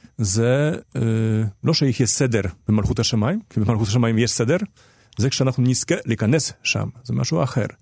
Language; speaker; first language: Hebrew; non-native, fluent; Polish